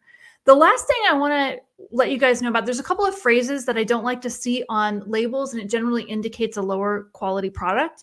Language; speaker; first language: English; native; English